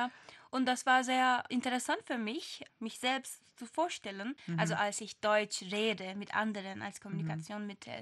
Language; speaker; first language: German; non-native, fluent; Turkish